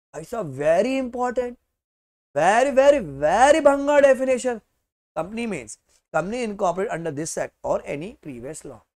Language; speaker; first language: Hindi; native; Hindi